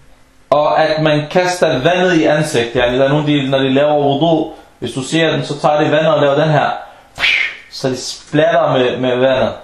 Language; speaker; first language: Danish; non-native, fluent; Arabic